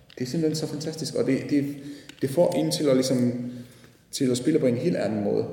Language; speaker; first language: Danish; non-native, fluent; Polish